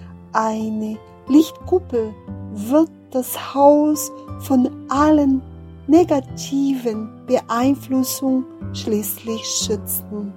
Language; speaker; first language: German; non-native, fluent; Portuguese